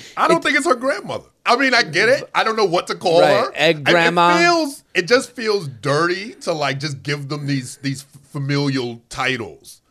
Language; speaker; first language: English; native; English